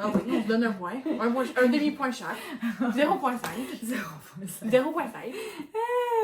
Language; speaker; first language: French; native; French